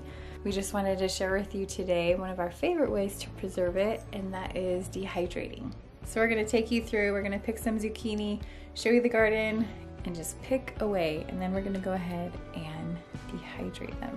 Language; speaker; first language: English; native; English